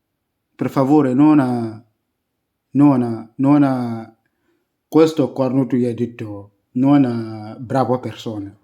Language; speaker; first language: Italian; non-native, learner; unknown